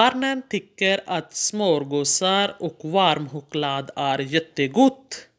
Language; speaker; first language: Swedish; non-native, fluent; Urdu